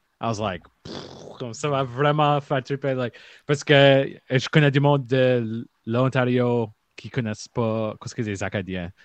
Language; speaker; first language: French; early bilingual, heritage; French